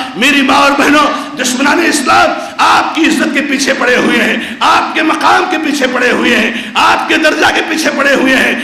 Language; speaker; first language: Urdu; non-native, local second language; Konkani